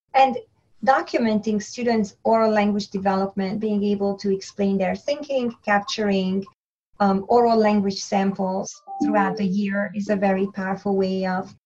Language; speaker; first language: English; non-native, fluent; Hungarian